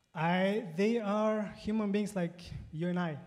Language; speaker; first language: English; non-native, fluent; Spanish